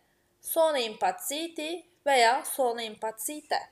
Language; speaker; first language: Italian; non-native, fluent; Turkish